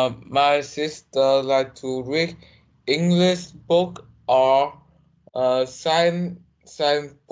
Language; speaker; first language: English; non-native, learner; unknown